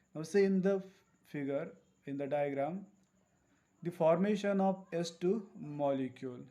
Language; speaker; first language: English; non-native, local second language; Marathi